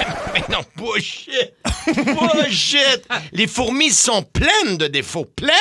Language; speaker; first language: French; native; French